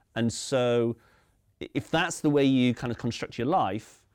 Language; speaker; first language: English; native; English